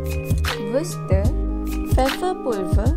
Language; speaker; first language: German; non-native, learner; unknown